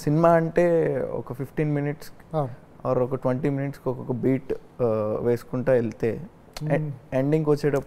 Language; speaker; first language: Telugu; native; Telugu